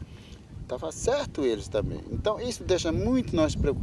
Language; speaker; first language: Portuguese; non-native, local second language; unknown